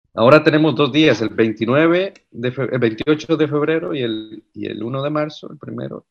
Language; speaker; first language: Spanish; native; Spanish